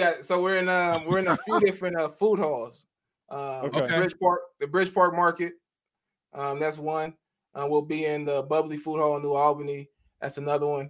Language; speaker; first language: English; native; English